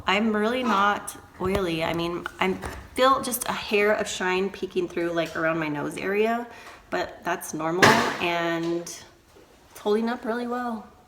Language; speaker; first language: English; native; English